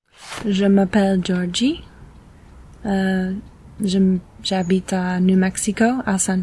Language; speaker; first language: French; non-native, learner; English